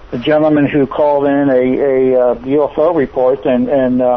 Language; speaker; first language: English; native; English